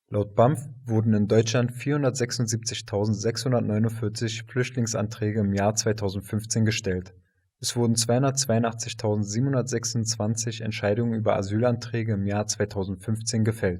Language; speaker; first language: German; native; German